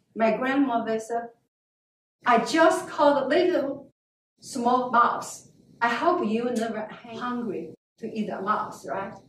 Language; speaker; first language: English; non-native, learner; Chinese